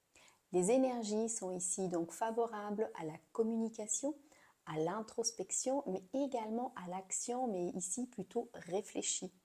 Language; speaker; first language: French; native; French